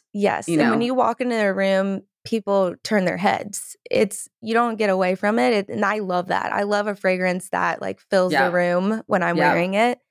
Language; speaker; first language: English; native; English